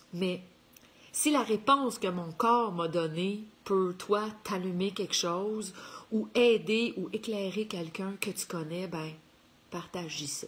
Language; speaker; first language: French; native; French